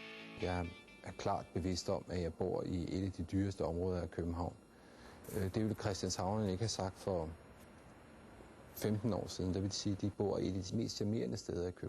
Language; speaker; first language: Danish; native; Danish